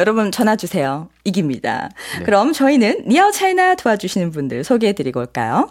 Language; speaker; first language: Korean; native; Korean